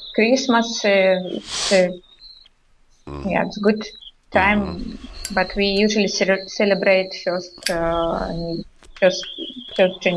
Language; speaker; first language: English; non-native, learner; Russian